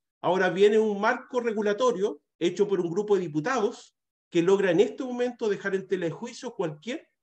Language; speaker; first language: Spanish; native; Spanish